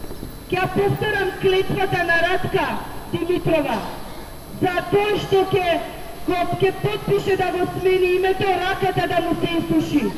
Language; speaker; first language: Macedonian; native; Macedonian